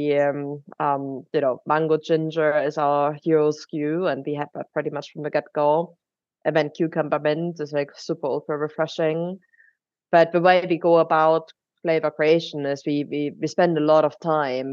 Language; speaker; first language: English; non-native, fluent; German